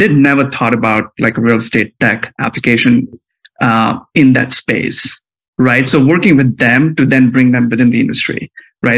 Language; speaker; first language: English; non-native, local second language; Hindi